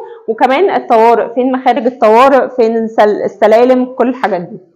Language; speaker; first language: Arabic; native; Arabic